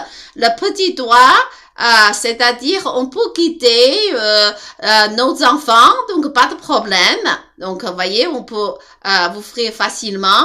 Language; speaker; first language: French; non-native, learner; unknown